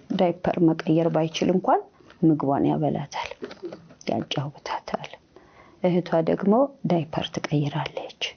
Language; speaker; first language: Amharic; native; Amharic